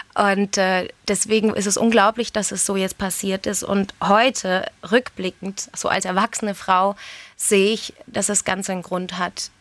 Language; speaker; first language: German; native; German